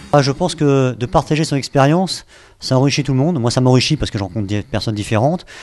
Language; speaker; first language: French; native; French